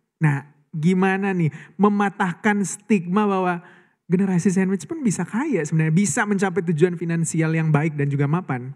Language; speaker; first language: Indonesian; native; Indonesian